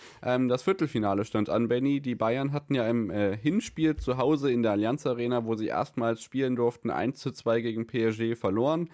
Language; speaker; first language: German; native; German